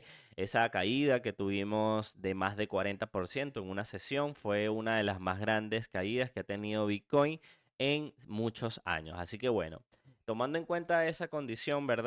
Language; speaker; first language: Spanish; native; Spanish